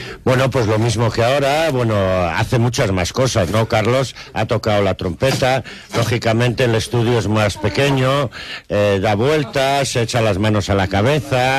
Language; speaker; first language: Spanish; native; Spanish